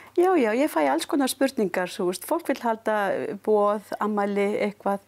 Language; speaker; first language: Icelandic; native; Icelandic